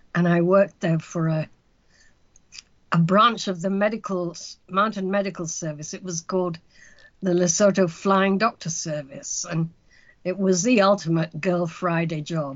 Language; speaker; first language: English; native; English